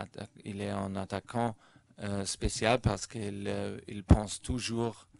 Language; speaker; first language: French; non-native, learner; German